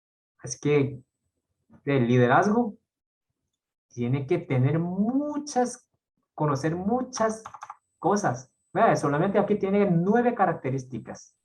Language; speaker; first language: Spanish; non-native, fluent; Korean